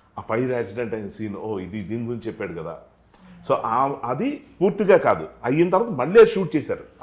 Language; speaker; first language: Telugu; native; Telugu